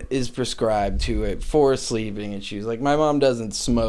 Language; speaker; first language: English; native; English